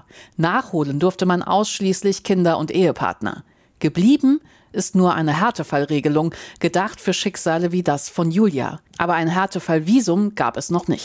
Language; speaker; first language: German; native; German